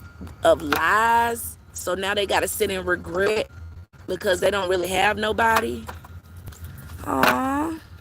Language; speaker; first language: English; native; English